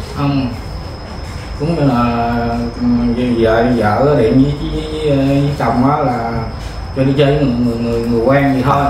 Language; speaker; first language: Vietnamese; non-native, local second language; Khmer